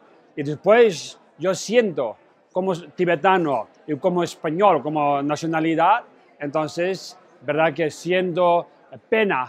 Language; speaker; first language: Spanish; non-native, learner; Tibetan